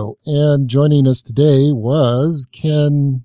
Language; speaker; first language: English; native; English